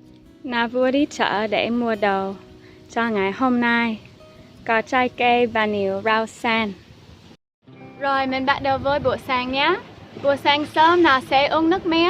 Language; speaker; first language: Vietnamese; non-native, fluent; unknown